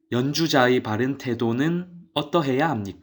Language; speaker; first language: Korean; native; Korean